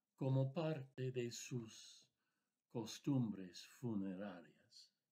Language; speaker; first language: Spanish; non-native, fluent; English